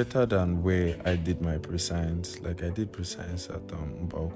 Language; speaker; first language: English; non-native, local second language; Igbo